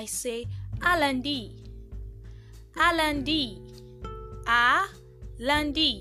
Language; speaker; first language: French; non-native, fluent; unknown